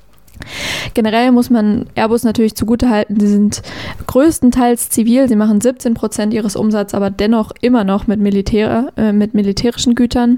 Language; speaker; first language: German; native; German